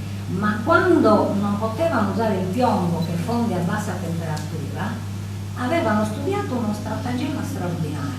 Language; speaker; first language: Italian; native; Italian